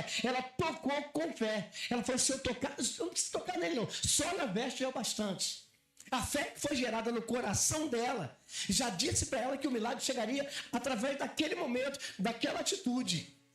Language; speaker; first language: Portuguese; native; Portuguese